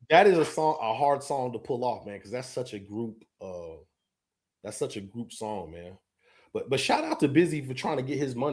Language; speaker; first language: English; native; English